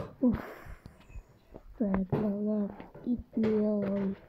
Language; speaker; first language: Turkish; early bilingual, heritage; Turkish